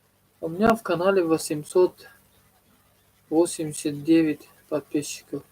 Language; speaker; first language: Russian; non-native, learner; Tajik